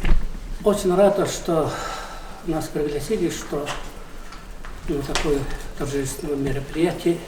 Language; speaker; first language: Russian; non-native, learner; Mongolian